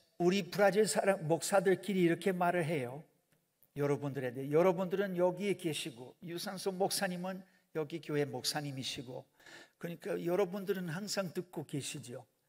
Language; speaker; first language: Korean; non-native, fluent; Portuguese